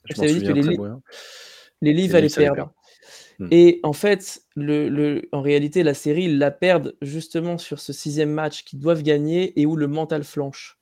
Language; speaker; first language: French; native; French